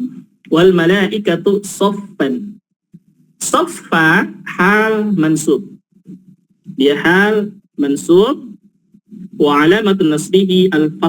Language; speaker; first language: Arabic; non-native, fluent; Indonesian